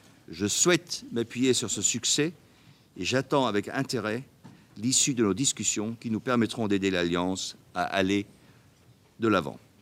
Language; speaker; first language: French; non-native, fluent; Danish